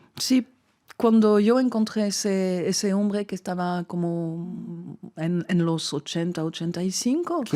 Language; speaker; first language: Spanish; non-native, fluent; French